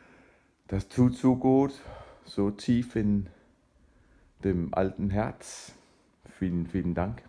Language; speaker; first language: German; non-native, fluent; Danish